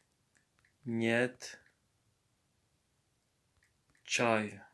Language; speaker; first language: Russian; non-native, learner; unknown